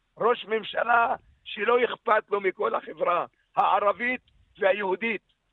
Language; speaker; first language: Hebrew; non-native, local second language; Arabic